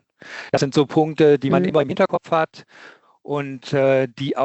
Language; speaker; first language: German; native; German